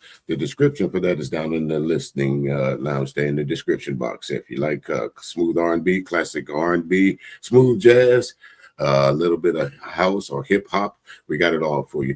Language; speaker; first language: English; native; English